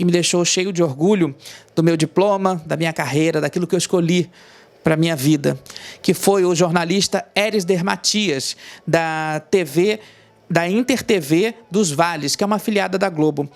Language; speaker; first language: Portuguese; native; Portuguese